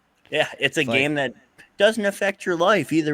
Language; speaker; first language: English; native; English